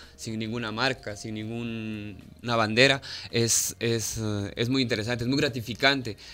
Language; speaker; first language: Spanish; native; Spanish